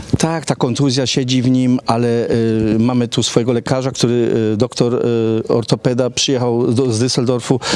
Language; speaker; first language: Polish; early bilingual, heritage; Polish